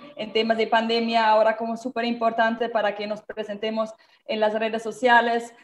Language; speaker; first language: Spanish; non-native, fluent; German